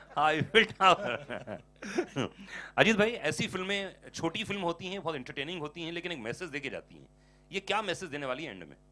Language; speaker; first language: Hindi; native; Hindi